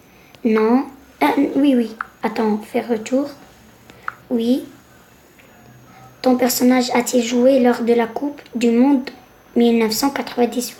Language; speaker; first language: French; non-native, local second language; Arabic